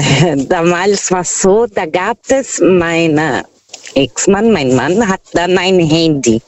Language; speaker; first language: German; non-native, fluent; Portuguese